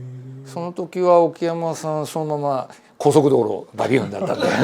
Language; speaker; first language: Japanese; native; Japanese